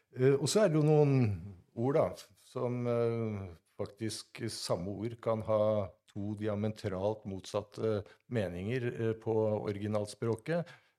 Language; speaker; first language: Norwegian; native; Norwegian